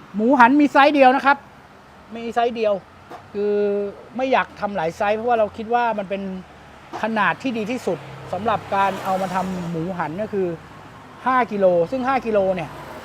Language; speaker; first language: Thai; native; Thai